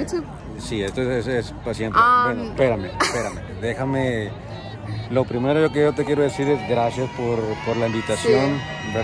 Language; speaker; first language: Spanish; native; Spanish